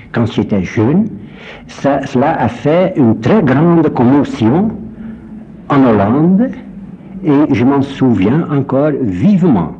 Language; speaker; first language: French; non-native, fluent; Dutch